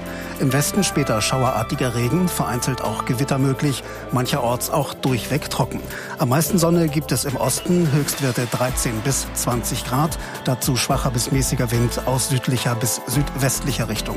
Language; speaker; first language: German; native; German